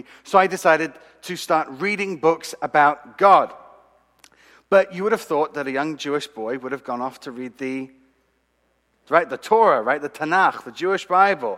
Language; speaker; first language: English; native; English